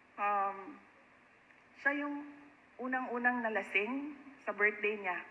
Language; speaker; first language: Filipino; non-native, local second language; Cebuano